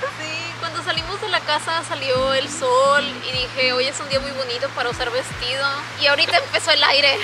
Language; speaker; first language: Spanish; native; Spanish